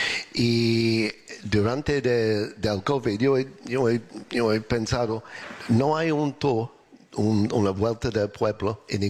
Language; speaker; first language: Spanish; non-native, learner; English